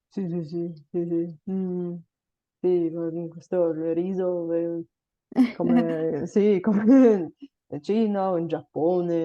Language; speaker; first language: Italian; non-native, fluent; Bulgarian